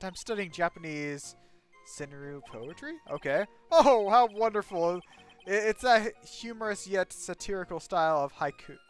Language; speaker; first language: English; native; English